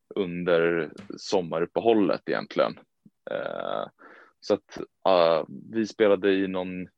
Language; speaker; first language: Swedish; native; Swedish